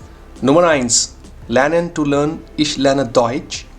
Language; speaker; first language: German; non-native, fluent; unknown